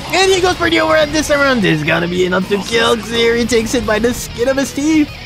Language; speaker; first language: English; non-native, fluent; French